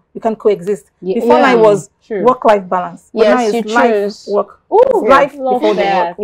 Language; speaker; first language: English; non-native, local second language; Igbo